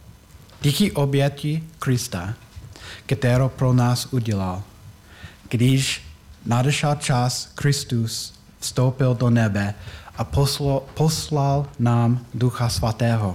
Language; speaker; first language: Czech; non-native, learner; English